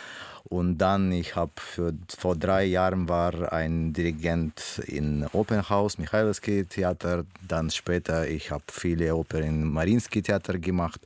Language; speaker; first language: German; non-native, learner; Russian